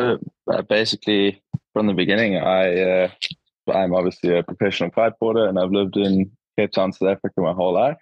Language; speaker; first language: English; native; English